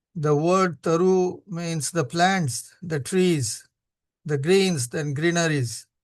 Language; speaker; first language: English; non-native, local second language; Hindi